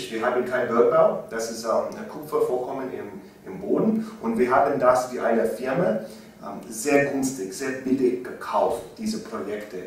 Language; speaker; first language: German; non-native, learner; English